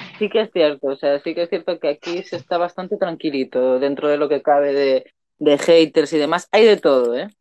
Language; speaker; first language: Spanish; native; Spanish